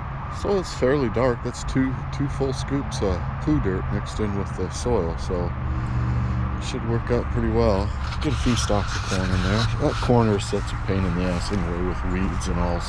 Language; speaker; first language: English; native; English